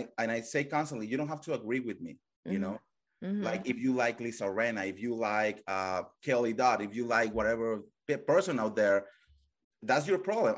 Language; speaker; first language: English; non-native, fluent; Spanish